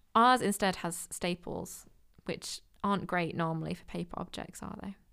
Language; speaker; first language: English; native; English